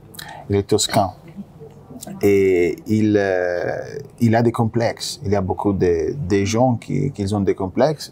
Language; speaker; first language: French; non-native, fluent; Italian